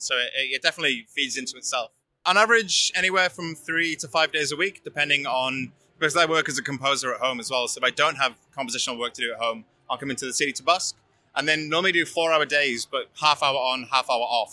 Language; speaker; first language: English; native; English